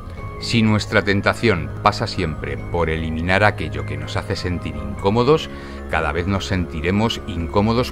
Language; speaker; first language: Spanish; native; Spanish